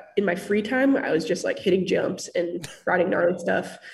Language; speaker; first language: English; native; English